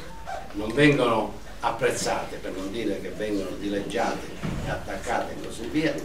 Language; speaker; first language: Italian; native; Italian